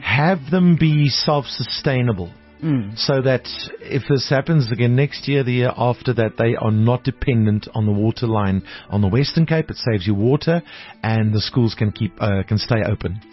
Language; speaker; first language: English; non-native, local second language; Afrikaans